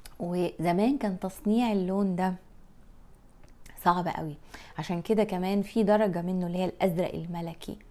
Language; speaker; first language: Arabic; native; Arabic